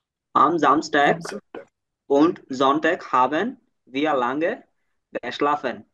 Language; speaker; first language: German; non-native, learner; Bangla